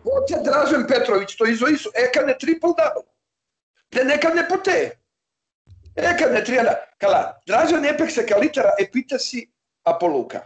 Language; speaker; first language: Greek; non-native, learner; Serbian